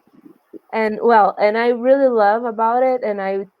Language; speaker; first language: English; non-native, learner; Portuguese